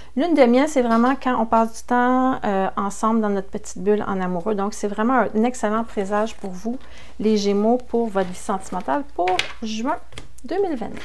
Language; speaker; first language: French; native; French